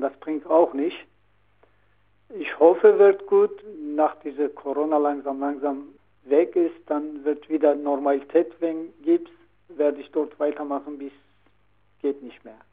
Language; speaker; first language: German; non-native, learner; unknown